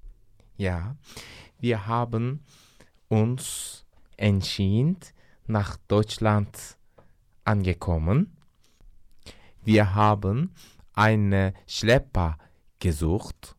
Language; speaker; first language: German; non-native, learner; Turkish